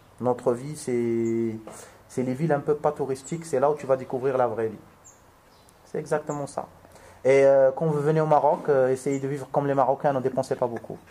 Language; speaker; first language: French; non-native, local second language; Arabic